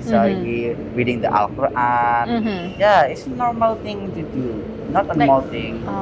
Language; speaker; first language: English; non-native, learner; Indonesian